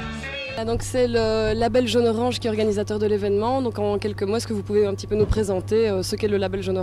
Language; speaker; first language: French; native; French